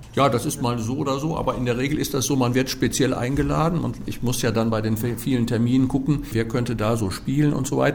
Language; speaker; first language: German; native; German